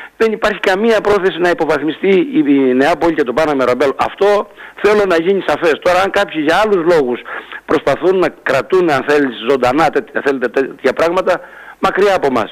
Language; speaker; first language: Greek; native; Greek